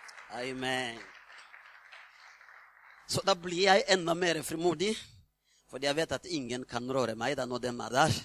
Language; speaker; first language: Norwegian; non-native, fluent; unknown